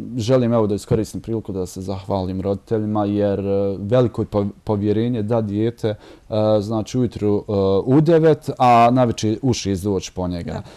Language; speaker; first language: Croatian; native; Croatian